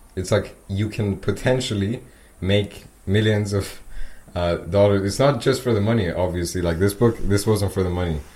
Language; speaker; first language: English; non-native, fluent; Persian